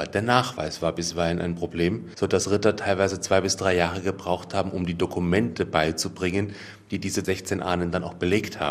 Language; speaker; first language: German; native; German